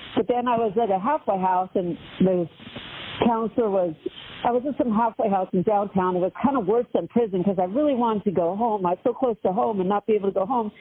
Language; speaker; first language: English; native; English